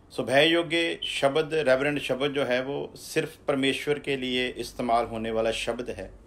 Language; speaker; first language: Hindi; non-native, local second language; Punjabi